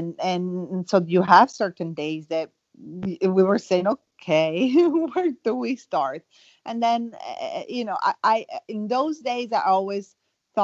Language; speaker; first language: English; non-native, fluent; Italian